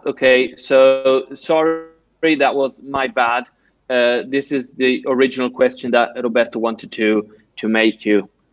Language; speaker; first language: English; non-native, fluent; Italian